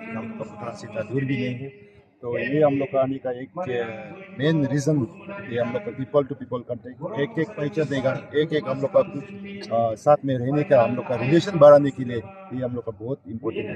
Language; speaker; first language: Hindi; non-native, learner; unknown